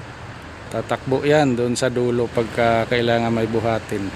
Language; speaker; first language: Filipino; native; Filipino